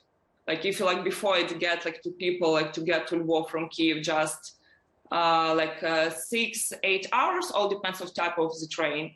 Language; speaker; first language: English; non-native, learner; Ukrainian